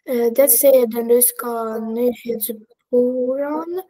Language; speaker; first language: Swedish; non-native, learner; Russian